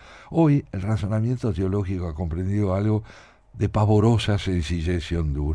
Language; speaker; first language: Spanish; native; Spanish